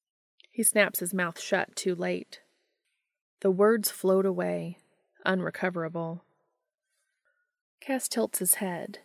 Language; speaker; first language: English; native; English